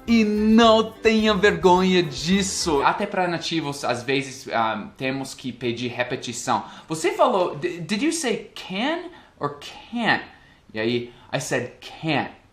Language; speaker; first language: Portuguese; non-native, fluent; English